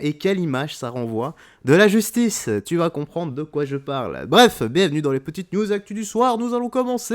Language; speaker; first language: French; native; French